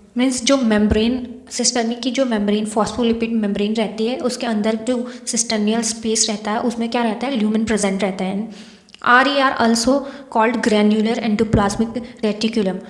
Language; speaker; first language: Hindi; native; Hindi